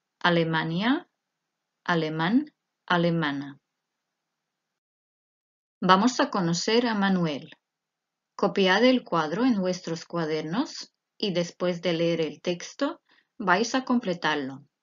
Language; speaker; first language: Spanish; non-native, fluent; Croatian